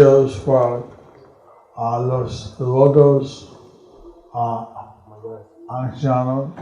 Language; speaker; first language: Spanish; non-native, learner; English